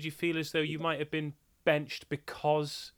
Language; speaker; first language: English; native; English